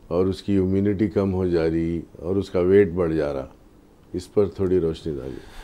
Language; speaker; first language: Urdu; native; Urdu